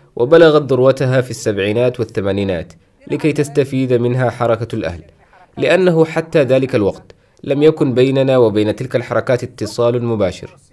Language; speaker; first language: Arabic; non-native, local second language; Somali